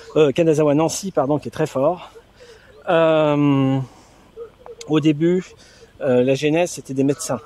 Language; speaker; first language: French; native; French